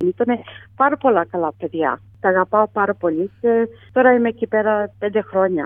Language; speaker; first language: Greek; early bilingual, heritage; Greek